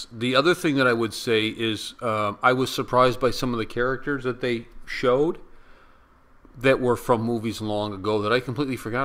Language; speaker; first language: English; native; English